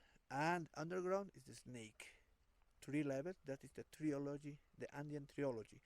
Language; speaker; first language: English; non-native, learner; Spanish